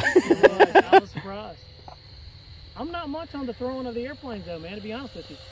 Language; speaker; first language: English; native; English